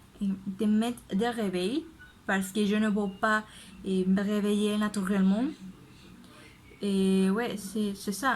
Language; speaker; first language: French; non-native, learner; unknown